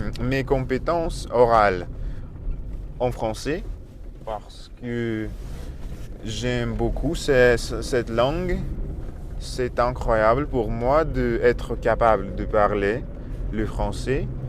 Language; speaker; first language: French; non-native, learner; Russian